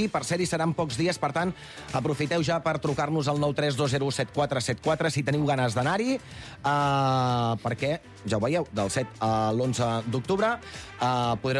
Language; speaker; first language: Catalan; native; Catalan